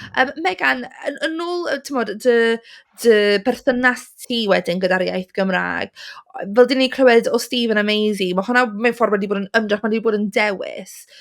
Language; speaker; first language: Welsh; non-native, local second language; English